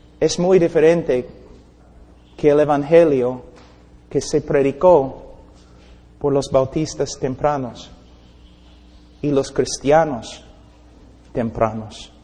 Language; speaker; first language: Spanish; non-native, fluent; English